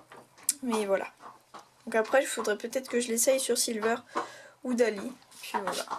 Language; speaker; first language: French; native; French